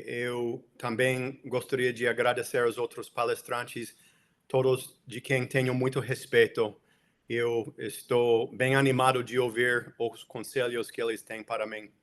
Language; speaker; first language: Portuguese; non-native, fluent; English